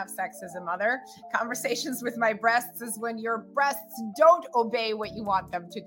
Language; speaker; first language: English; early bilingual, other home language; Russian